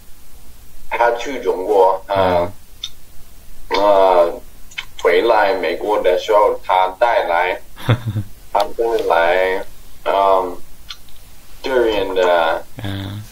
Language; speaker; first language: Chinese; non-native, learner; English